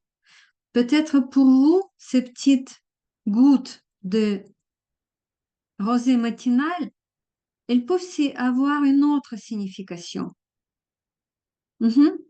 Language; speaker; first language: French; non-native, fluent; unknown